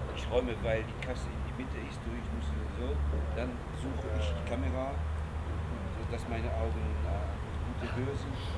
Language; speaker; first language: German; non-native, learner; French